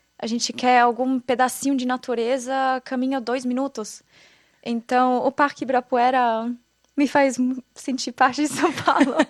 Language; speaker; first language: Portuguese; non-native, fluent; German